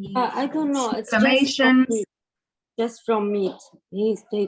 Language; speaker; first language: English; non-native, learner; Arabic